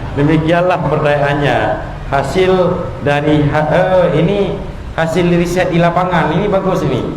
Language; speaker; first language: Malay; non-native, local second language; Achinese